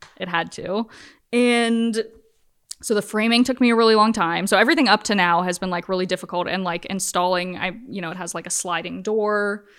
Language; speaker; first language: English; native; English